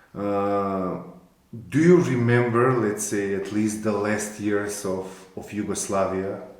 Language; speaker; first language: English; non-native, fluent; Macedonian